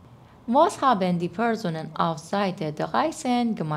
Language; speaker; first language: German; non-native, fluent; Persian